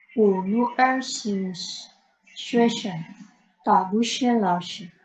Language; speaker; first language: Chinese; non-native, learner; Indonesian